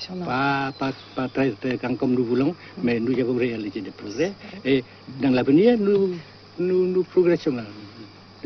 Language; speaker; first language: French; non-native, local second language; Vietnamese